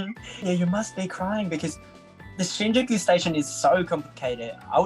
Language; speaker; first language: English; non-native, learner; Japanese